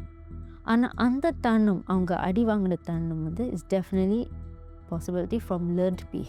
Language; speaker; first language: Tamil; native; Tamil